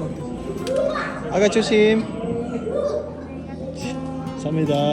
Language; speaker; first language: Korean; non-native, learner; Filipino